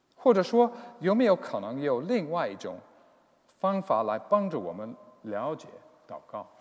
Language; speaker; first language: Chinese; non-native, fluent; English